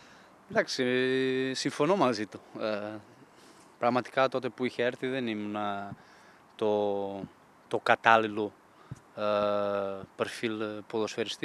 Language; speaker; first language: Greek; non-native, fluent; Portuguese